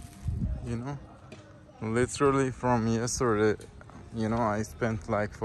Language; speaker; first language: English; non-native, local second language; Bangla